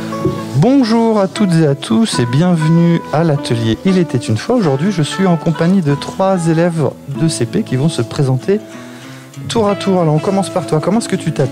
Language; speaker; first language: French; native; French